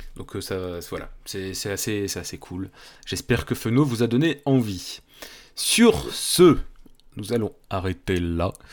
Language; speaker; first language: French; native; French